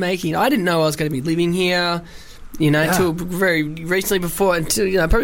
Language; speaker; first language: English; native; English